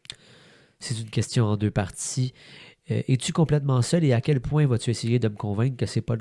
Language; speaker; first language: French; native; French